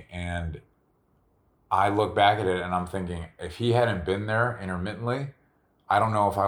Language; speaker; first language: English; native; English